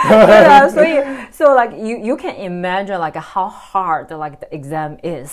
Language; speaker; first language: English; non-native, fluent; Chinese